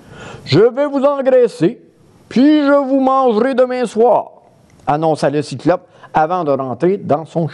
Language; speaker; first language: French; native; French